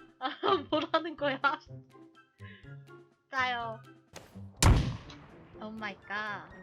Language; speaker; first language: Chinese; non-native, learner; Korean